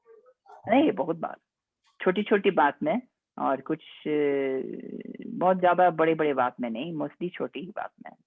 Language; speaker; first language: Hindi; non-native, fluent; English